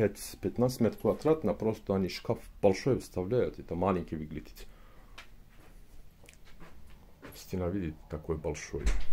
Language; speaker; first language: Russian; non-native, learner; Turkish